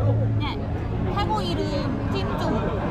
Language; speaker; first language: Korean; non-native, learner; Thai